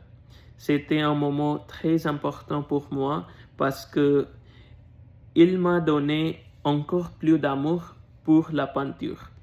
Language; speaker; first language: French; non-native, learner; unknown